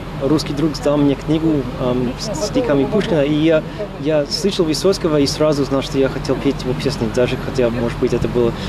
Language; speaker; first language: Russian; non-native, fluent; English